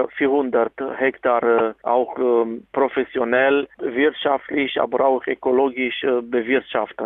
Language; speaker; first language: German; non-native, fluent; Romanian